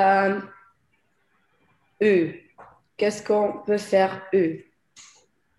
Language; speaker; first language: French; non-native, learner; English